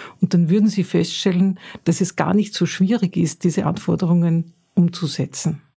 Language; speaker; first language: German; native; German